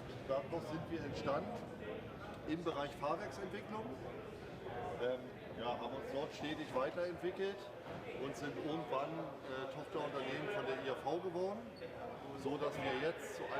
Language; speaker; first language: German; native; German